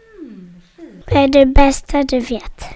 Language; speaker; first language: Swedish; early bilingual, heritage; Swedish